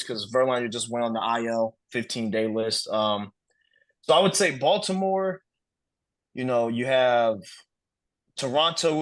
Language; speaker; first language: English; native; English